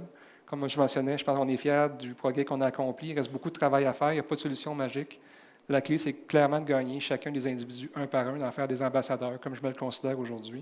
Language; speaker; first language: French; native; French